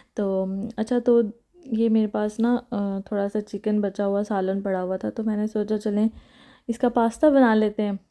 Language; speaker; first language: Urdu; native; Urdu